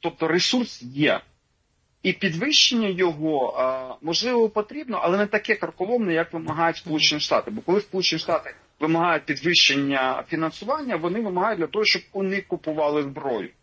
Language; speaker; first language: Ukrainian; native; Ukrainian